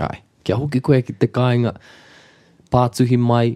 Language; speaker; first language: Māori; non-native, local second language; English